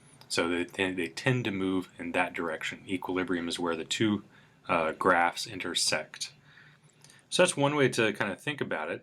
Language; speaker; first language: English; native; English